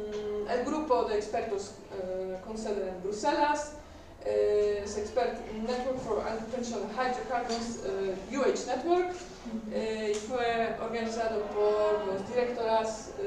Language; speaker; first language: Spanish; non-native, learner; Polish